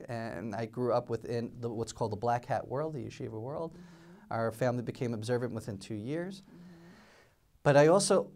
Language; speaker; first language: English; native; English